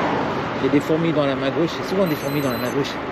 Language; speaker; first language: French; native; French